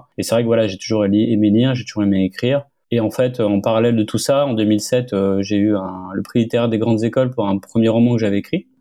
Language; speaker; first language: French; early bilingual, other home language; Arabic